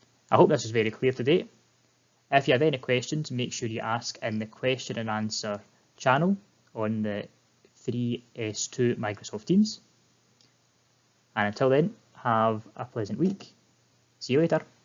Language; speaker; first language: English; native; English